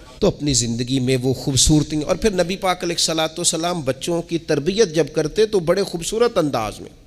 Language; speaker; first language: Urdu; non-native, local second language; Punjabi